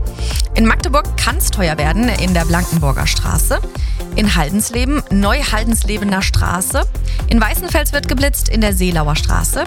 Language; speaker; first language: German; native; German